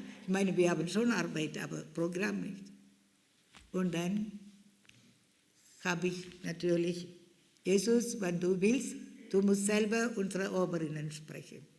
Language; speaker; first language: German; non-native, fluent; Malayalam